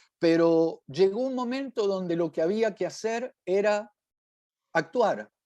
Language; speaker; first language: Spanish; native; Spanish